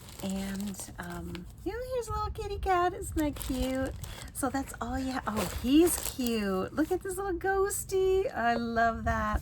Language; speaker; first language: English; native; English